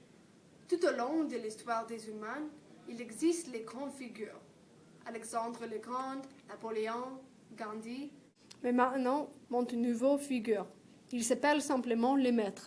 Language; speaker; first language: French; non-native, learner; English